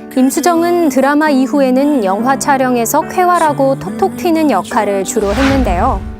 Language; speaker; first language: Korean; native; Korean